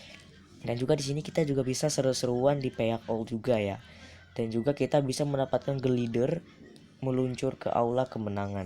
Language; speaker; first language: Indonesian; native; Indonesian